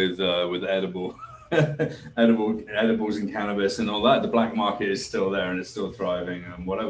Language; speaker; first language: English; native; English